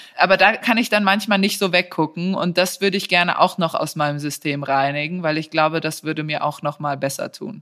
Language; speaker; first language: German; early bilingual, other home language; Serbian